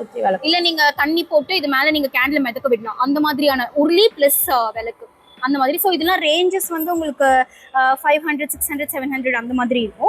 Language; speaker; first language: Tamil; native; Tamil